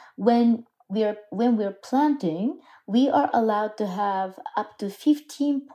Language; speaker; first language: English; non-native, fluent; Japanese